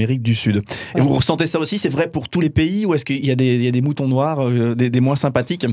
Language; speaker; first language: French; native; French